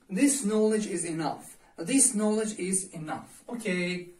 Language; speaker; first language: English; non-native, learner; Azerbaijani